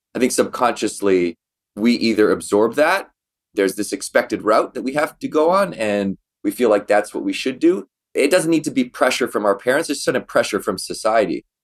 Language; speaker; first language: English; native; English